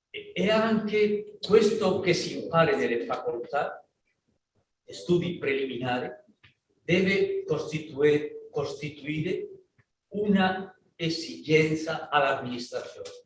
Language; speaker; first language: Italian; non-native, learner; Spanish